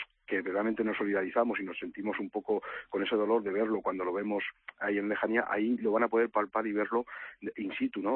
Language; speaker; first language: Spanish; native; Spanish